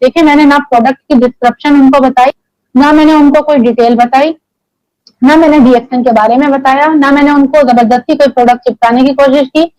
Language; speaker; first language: Urdu; native; Urdu